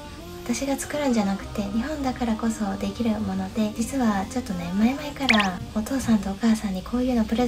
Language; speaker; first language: Japanese; native; Japanese